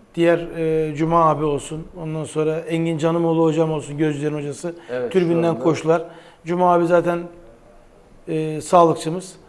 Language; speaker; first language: Turkish; native; Turkish